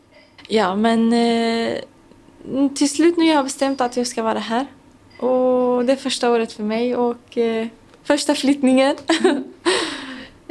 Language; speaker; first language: Swedish; non-native, local second language; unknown